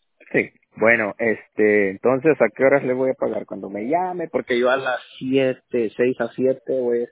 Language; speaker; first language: Spanish; native; Spanish